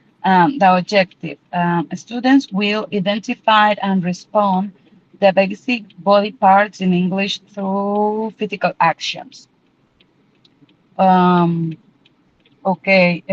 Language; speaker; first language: English; non-native, learner; Spanish